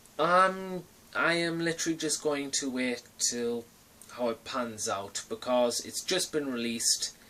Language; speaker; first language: English; native; English